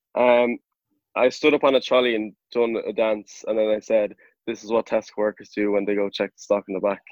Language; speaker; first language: English; native; English